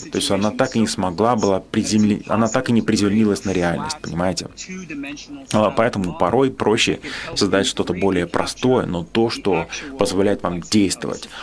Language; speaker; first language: Russian; non-native, fluent; English